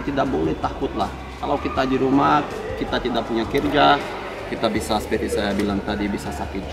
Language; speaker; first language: Indonesian; non-native, fluent; Portuguese